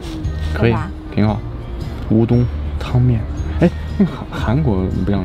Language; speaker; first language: Chinese; native; Chinese